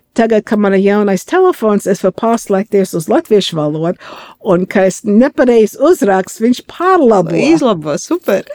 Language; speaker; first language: Latvian; early bilingual, heritage; Latvian